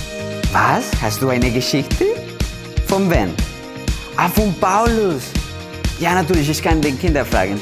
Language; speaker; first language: German; non-native, fluent; Spanish